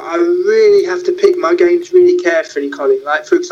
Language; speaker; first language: English; native; English